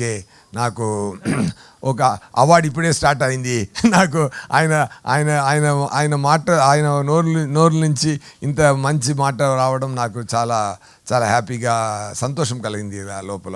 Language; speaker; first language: Telugu; non-native, fluent; Tamil